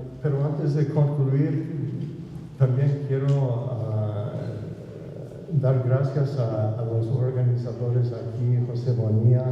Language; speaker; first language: Spanish; non-native, fluent; English